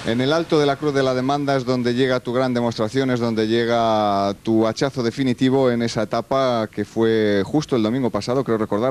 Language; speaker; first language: Spanish; native; Spanish